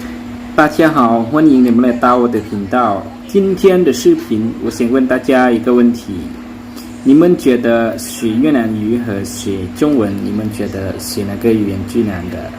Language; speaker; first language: Chinese; non-native, learner; Lao